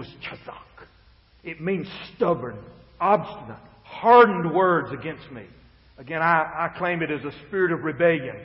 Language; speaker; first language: English; native; English